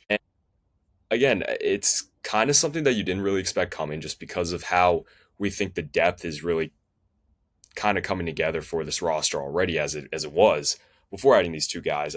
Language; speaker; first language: English; native; English